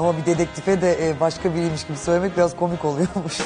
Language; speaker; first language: Turkish; native; Turkish